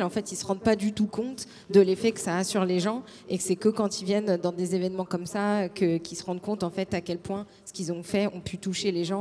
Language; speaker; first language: French; native; French